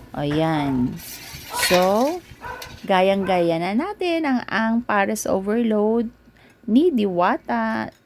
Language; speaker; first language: Filipino; non-native, local second language; Iloko